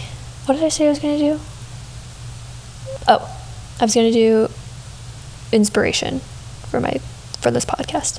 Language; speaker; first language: English; native; English